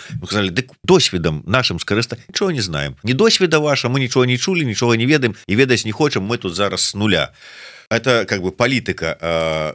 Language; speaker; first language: Belarusian; native; Belarusian